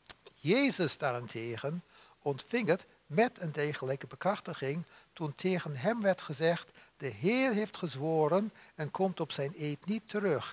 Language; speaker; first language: Dutch; native; Dutch